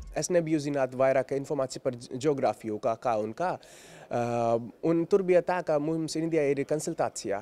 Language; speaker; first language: Latvian; non-native, fluent; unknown